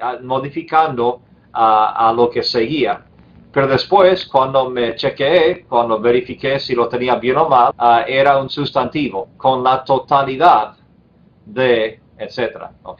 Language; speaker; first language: Spanish; non-native, fluent; English